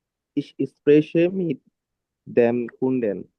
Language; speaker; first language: German; non-native, learner; Bangla